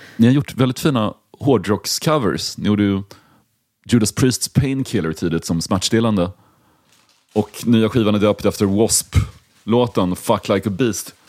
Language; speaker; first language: Swedish; native; Swedish